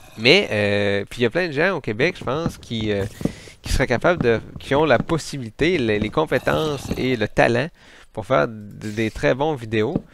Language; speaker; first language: French; native; French